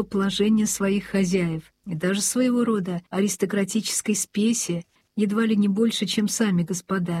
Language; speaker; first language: Russian; native; Russian